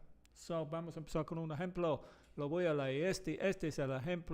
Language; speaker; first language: Spanish; non-native, fluent; English